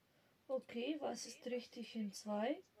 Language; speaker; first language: German; non-native, fluent; Macedonian